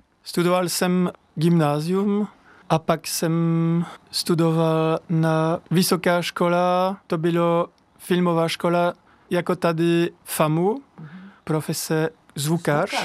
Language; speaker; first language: Czech; non-native, learner; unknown